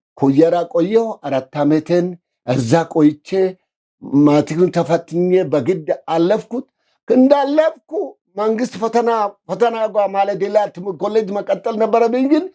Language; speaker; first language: Amharic; non-native, local second language; Wolaytta